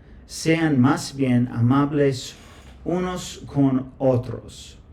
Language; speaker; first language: Spanish; non-native, fluent; English